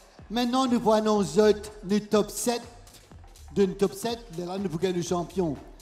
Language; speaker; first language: French; non-native, local second language; Morisyen